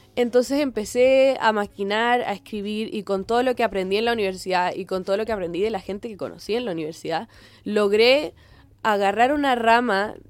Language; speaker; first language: Spanish; native; Spanish